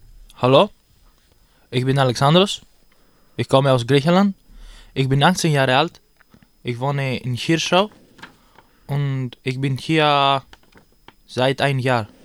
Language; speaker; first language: German; non-native, learner; Greek